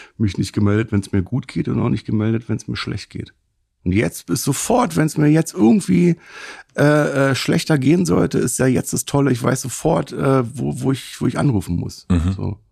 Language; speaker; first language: German; native; German